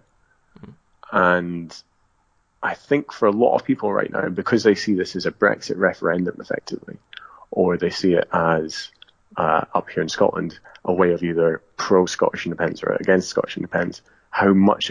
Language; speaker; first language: English; native; English